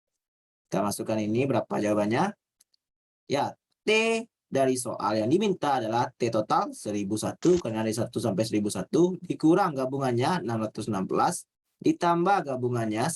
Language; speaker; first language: Indonesian; native; Indonesian